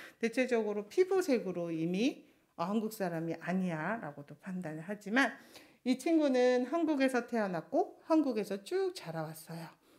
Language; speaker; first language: Korean; non-native, fluent; Chinese